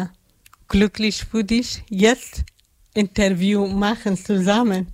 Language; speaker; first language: German; non-native, learner; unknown